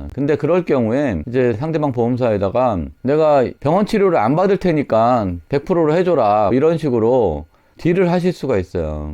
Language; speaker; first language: Korean; native; Korean